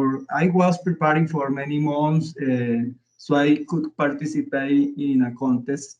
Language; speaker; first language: English; non-native, learner; Spanish